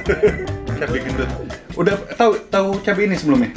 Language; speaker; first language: Indonesian; native; Indonesian